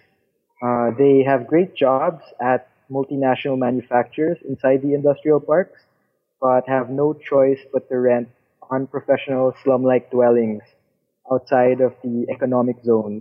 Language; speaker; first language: English; non-native, local second language; Filipino